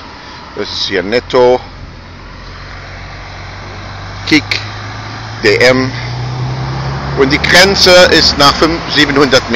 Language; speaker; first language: German; non-native, fluent; Arabic